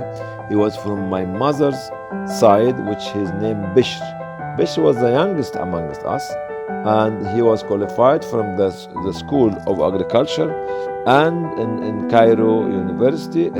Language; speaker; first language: English; non-native, fluent; Arabic